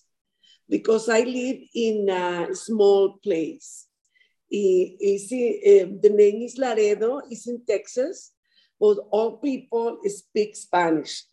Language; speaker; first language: English; non-native, learner; Spanish